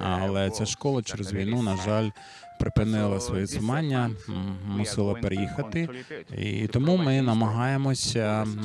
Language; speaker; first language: Ukrainian; non-native, fluent; Japanese